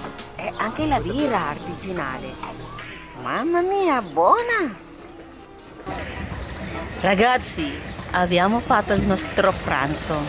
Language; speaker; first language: Italian; non-native, learner; Filipino